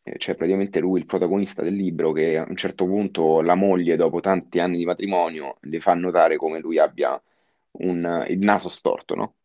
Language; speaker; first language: Italian; native; Italian